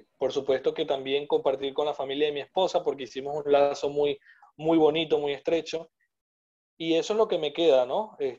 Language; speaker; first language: Spanish; native; Spanish